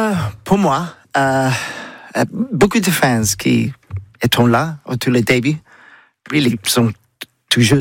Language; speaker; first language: French; non-native, learner; English